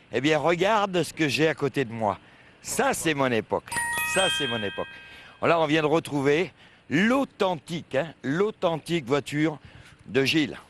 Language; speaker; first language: French; native; French